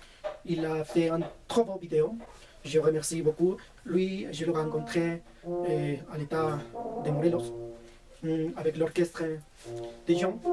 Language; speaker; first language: French; non-native, fluent; Spanish